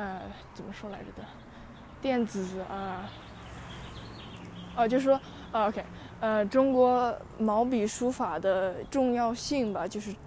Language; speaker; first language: Chinese; early bilingual, heritage; Chinese